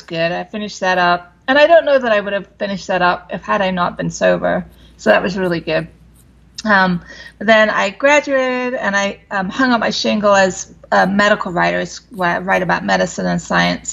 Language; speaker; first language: English; native; English